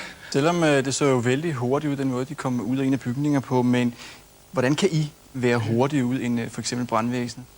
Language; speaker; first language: Danish; native; Danish